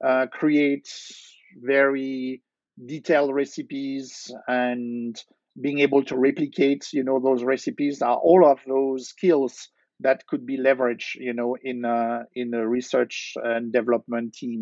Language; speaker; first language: English; non-native, fluent; French